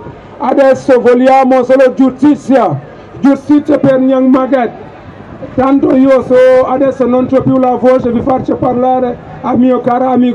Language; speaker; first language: Italian; non-native, fluent; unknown